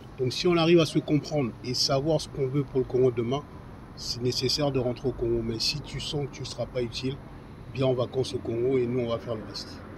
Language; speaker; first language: French; non-native, local second language; Lingala